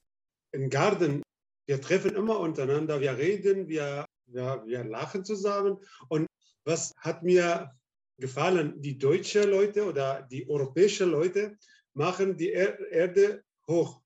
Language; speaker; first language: German; non-native, learner; Arabic